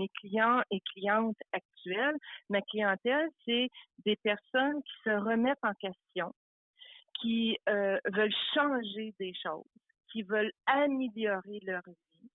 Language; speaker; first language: French; native; French